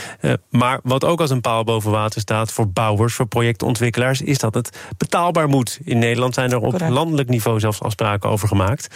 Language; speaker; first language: Dutch; native; Dutch